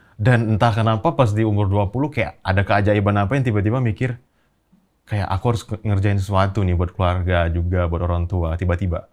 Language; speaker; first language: Indonesian; native; Indonesian